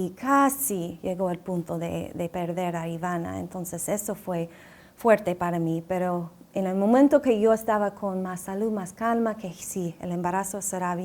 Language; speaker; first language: Spanish; non-native, fluent; English